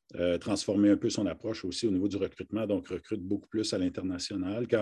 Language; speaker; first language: French; native; French